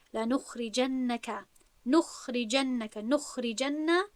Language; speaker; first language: Arabic; non-native, fluent; Tajik